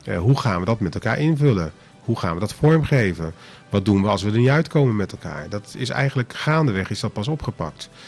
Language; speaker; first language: Dutch; non-native, local second language; Papiamento